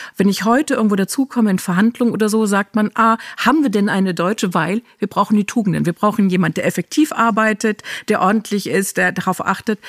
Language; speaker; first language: German; native; German